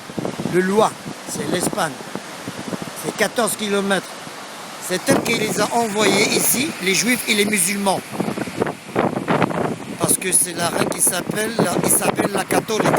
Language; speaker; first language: French; non-native, local second language; Arabic